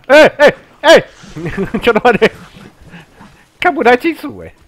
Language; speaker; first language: Chinese; native; Chinese